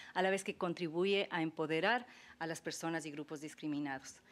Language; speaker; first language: Spanish; native; Spanish